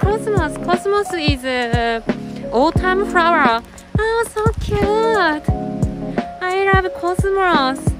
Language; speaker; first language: English; non-native, learner; Japanese